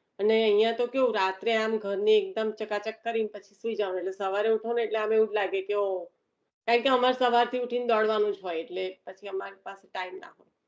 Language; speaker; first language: Gujarati; early bilingual, heritage; Gujarati